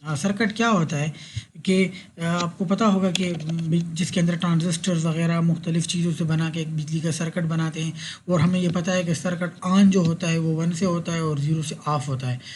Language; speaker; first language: Urdu; non-native, local second language; Pashto